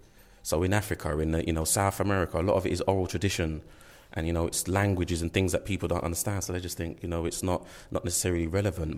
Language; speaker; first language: English; native; English